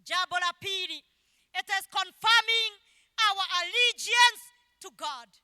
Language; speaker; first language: English; non-native, local second language; Swahili